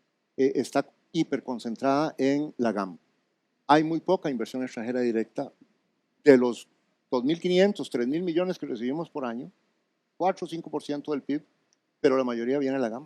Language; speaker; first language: Spanish; native; Spanish